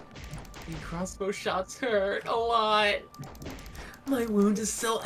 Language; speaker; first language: English; native; English